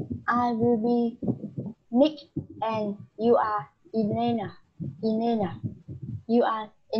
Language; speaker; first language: English; non-native, learner; Vietnamese